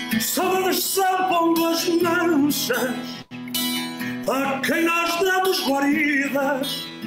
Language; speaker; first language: Portuguese; early bilingual, heritage; Portuguese